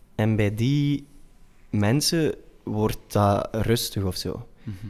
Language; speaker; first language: Dutch; native; Dutch